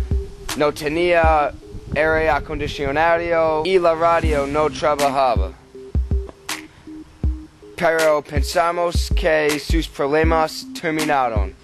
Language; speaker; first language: Spanish; non-native, learner; English